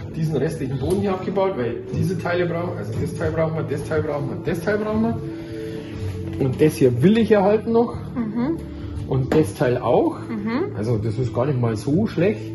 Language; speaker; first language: German; native; German